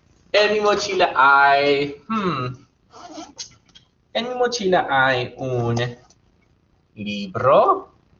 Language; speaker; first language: Spanish; non-native, fluent; English